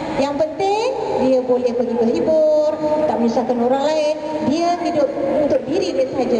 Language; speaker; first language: Malay; native; Malay